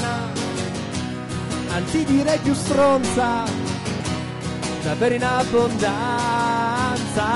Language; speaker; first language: Italian; native; Italian